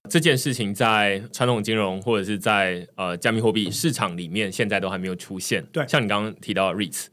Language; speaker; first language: Chinese; native; Chinese